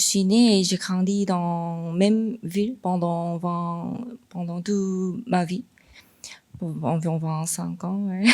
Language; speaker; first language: French; non-native, fluent; Korean